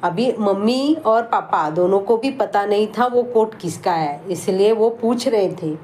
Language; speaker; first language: Hindi; non-native, local second language; Marathi